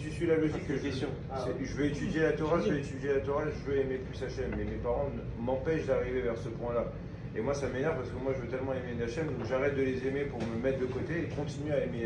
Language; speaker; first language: French; native; French